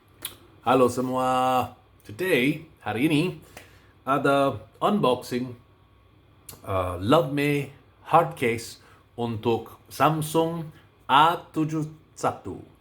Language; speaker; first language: Indonesian; non-native, learner; English